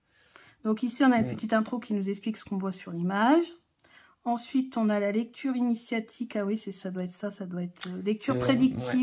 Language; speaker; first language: French; native; French